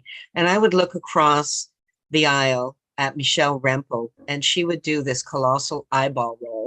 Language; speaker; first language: English; native; English